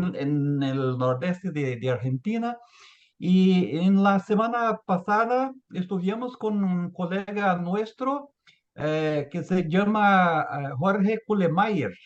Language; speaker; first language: Spanish; non-native, fluent; Portuguese